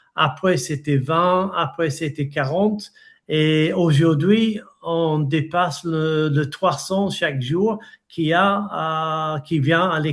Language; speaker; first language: French; non-native, fluent; English